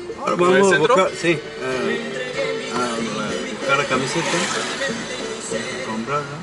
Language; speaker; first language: Spanish; native; Spanish